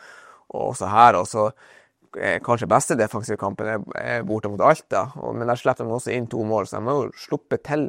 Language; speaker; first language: Norwegian; native; Norwegian